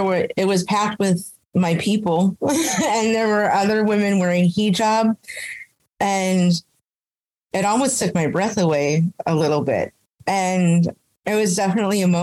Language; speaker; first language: English; native; English